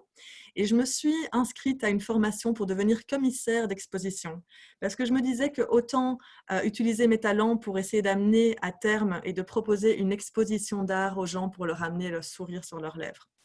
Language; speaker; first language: French; native; French